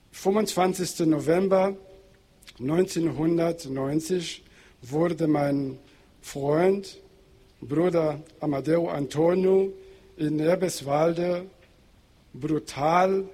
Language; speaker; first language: German; non-native, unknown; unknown